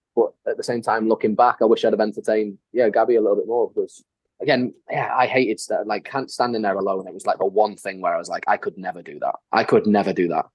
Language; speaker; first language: English; native; English